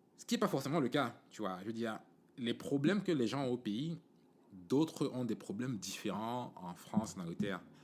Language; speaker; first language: French; native; French